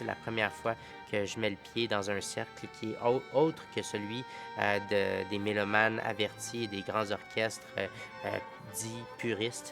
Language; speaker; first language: French; native; French